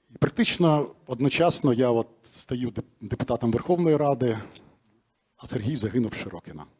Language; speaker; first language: Ukrainian; native; Ukrainian